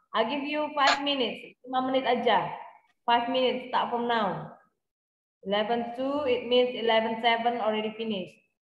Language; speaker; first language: English; non-native, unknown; Indonesian